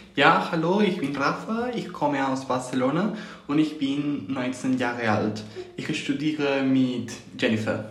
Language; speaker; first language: German; non-native, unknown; Spanish